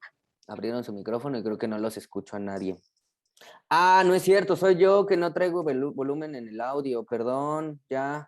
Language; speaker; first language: Spanish; native; Spanish